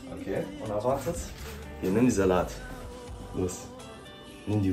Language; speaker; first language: German; native; German